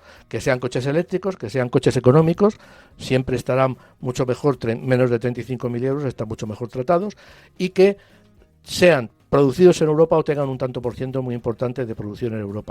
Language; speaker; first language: Spanish; native; Spanish